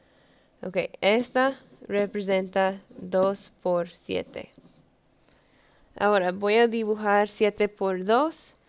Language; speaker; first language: Spanish; early bilingual, heritage; Spanish